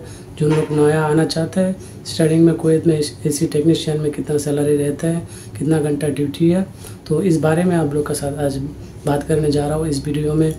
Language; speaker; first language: Hindi; non-native, fluent; Bangla